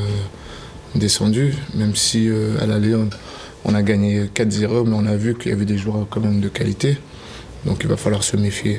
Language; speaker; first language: French; native; French